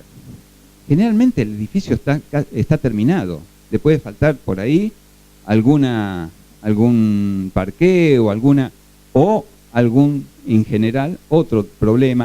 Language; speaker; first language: Spanish; native; Spanish